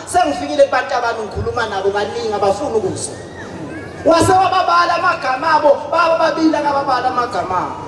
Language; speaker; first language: Zulu; native; Zulu